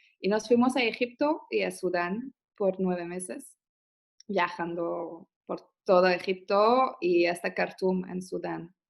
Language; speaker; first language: Spanish; non-native, fluent; French